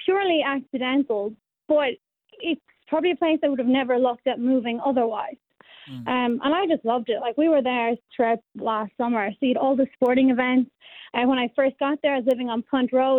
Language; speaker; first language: English; native; English